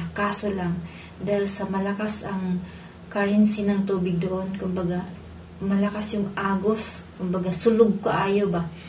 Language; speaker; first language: Filipino; non-native, local second language; Cebuano